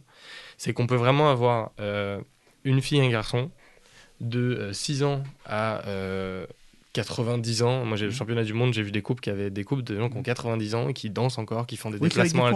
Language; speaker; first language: French; native; French